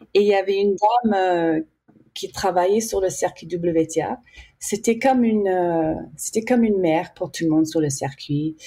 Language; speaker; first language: French; early bilingual, heritage; English